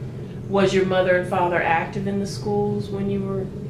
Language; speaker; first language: English; native; English